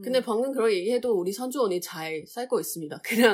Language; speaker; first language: Korean; non-native, learner; Chinese